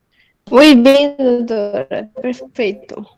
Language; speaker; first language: Spanish; non-native, learner; Portuguese